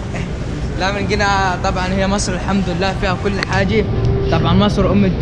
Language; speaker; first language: Arabic; native; Arabic